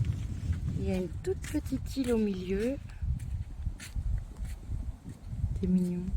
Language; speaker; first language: French; native; French